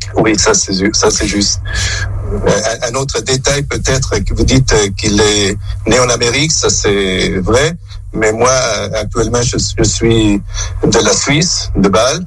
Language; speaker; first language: French; non-native, local second language; German